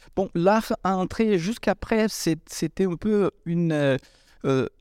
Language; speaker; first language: French; non-native, fluent; Portuguese